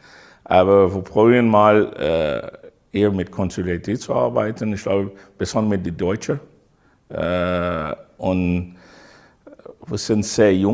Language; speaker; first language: German; non-native, fluent; English